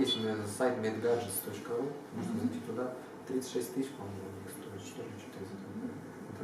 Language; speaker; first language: Russian; native; Russian